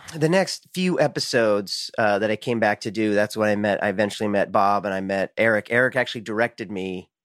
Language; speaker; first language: English; native; English